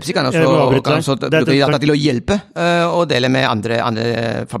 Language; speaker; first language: Norwegian; non-native, fluent; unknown